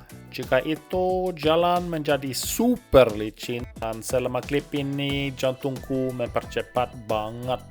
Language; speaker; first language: Indonesian; non-native, fluent; Norwegian